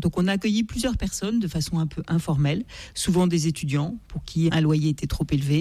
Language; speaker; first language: French; native; French